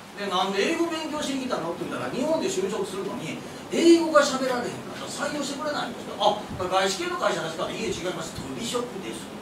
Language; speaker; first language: Japanese; native; Japanese